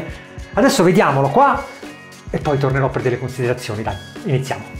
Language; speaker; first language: Italian; native; Italian